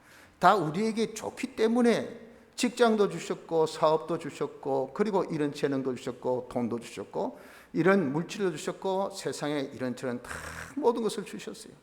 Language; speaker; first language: Korean; native; Korean